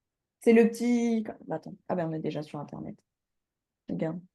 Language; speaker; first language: French; native; French